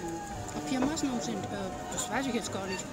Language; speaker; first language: German; native; German